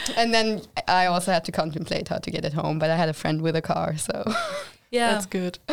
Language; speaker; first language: English; non-native, fluent; German